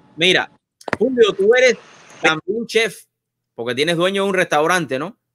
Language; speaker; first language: Spanish; native; Spanish